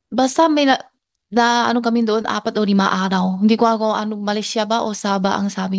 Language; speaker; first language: Filipino; non-native, learner; Chinese